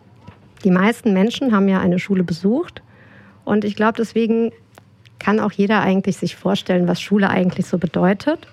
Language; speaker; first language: German; native; German